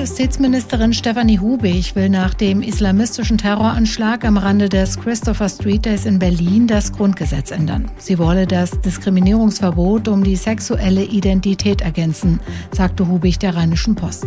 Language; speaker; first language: German; native; German